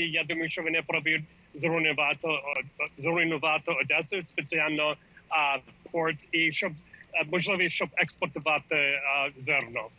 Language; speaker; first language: Ukrainian; early bilingual, heritage; English